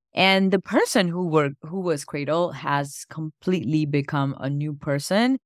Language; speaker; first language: English; non-native, local second language; Gujarati